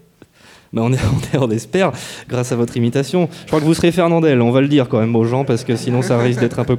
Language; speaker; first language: French; native; French